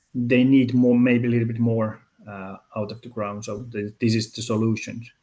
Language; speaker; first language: English; non-native, fluent; Finnish